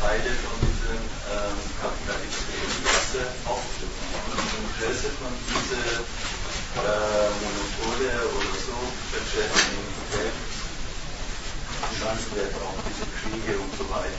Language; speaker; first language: German; non-native, learner; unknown